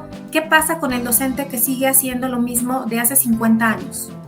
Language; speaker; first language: Spanish; native; Spanish